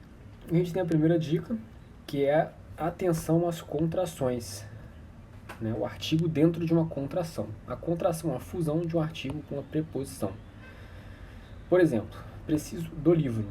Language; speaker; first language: Portuguese; native; Portuguese